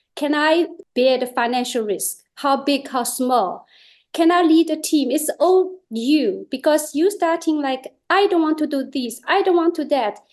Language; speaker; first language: English; non-native, learner; Chinese